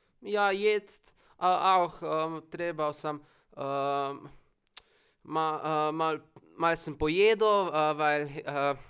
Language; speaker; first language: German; non-native, learner; Slovenian